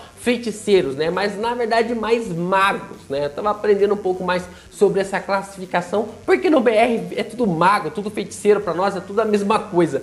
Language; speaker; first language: Portuguese; native; Portuguese